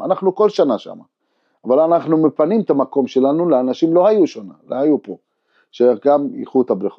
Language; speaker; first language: Hebrew; non-native, local second language; Arabic